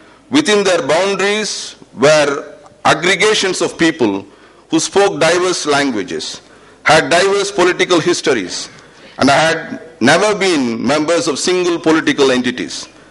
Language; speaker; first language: English; non-native, local second language; Tamil